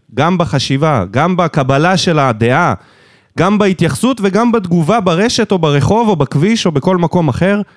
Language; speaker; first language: Hebrew; native; Hebrew